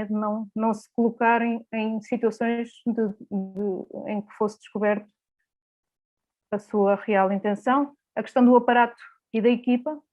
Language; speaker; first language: Portuguese; native; Portuguese